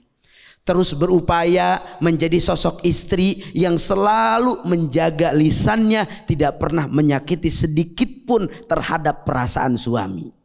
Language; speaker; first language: Indonesian; native; Indonesian